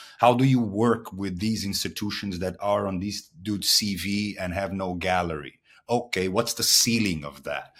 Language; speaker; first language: English; non-native, fluent; Portuguese